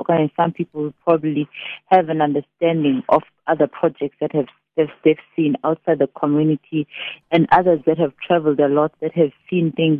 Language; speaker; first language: English; non-native, local second language; Xhosa